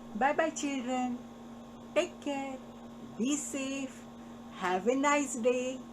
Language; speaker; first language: English; non-native, local second language; Marathi